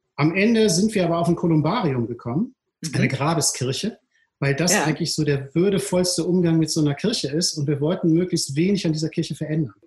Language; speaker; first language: German; native; German